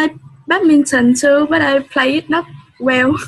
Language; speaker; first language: English; non-native, learner; Vietnamese